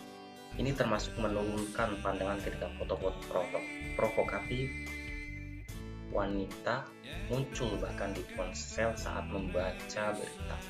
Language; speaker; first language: Indonesian; native; Indonesian